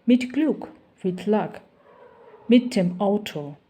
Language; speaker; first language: German; non-native, fluent; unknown